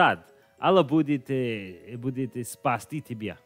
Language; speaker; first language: Russian; non-native, learner; English